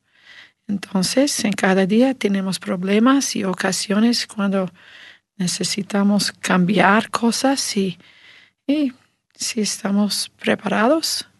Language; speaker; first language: Spanish; non-native, learner; English